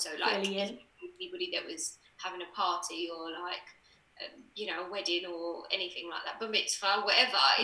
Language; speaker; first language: English; native; English